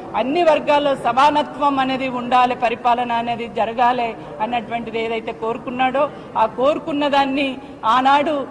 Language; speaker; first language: Telugu; native; Telugu